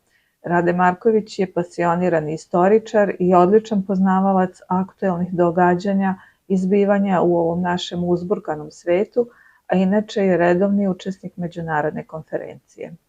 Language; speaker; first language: Serbian; native; Serbian